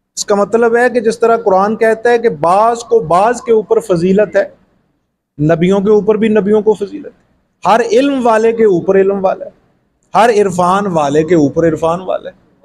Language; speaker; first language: Urdu; non-native, local second language; Punjabi